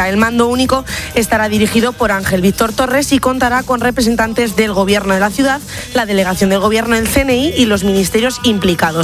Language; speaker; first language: Spanish; native; Spanish